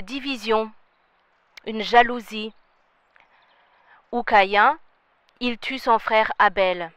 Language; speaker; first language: French; non-native, local second language; Rundi